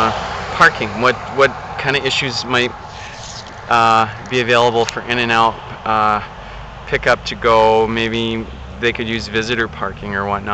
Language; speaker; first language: English; native; English